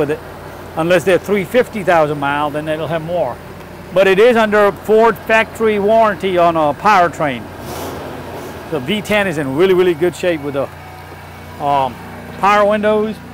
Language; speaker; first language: English; non-native, fluent; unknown